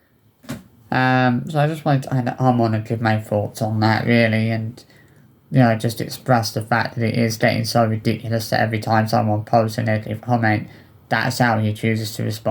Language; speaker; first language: English; native; English